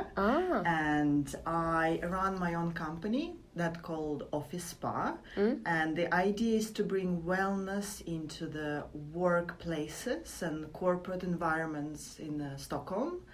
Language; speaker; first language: English; non-native, fluent; Latvian